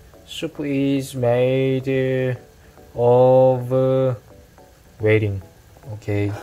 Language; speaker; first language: English; non-native, learner; Korean